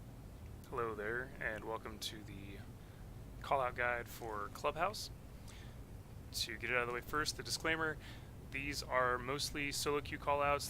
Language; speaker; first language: English; native; English